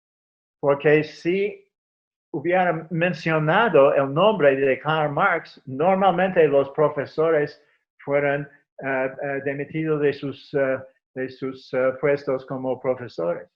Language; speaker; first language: Spanish; non-native, fluent; English